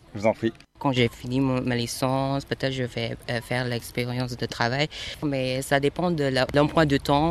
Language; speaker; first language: French; non-native, learner; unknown